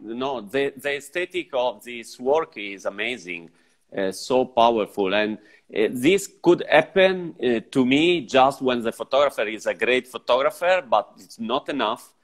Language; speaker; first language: English; non-native, fluent; Italian